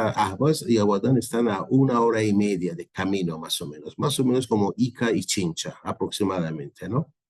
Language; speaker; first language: Spanish; non-native, fluent; Persian